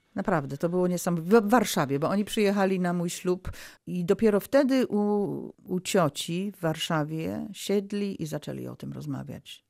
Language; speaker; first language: Polish; early bilingual, heritage; Polish